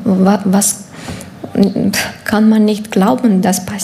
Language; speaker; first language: German; non-native, learner; Ukrainian